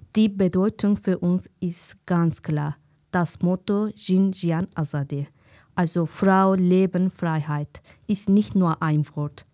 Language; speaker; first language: German; non-native, learner; Kurdish